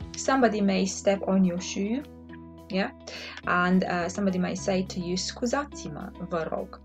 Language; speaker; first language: English; non-native, fluent; Romanian